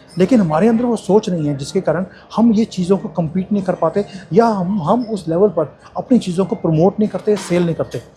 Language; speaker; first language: Hindi; native; Hindi